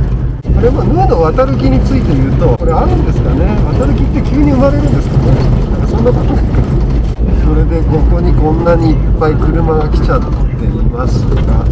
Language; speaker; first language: Japanese; native; Japanese